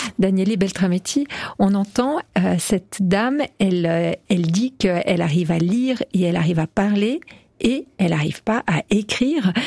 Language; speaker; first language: French; native; French